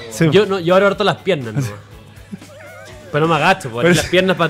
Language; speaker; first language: Spanish; native; Spanish